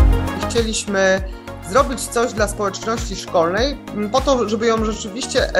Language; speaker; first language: Polish; native; Polish